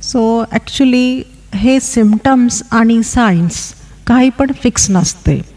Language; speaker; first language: Marathi; non-native, local second language; Kannada